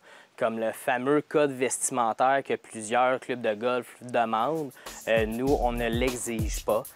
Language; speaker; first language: French; native; French